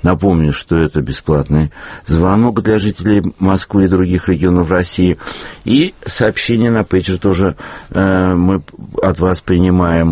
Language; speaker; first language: Russian; native; Russian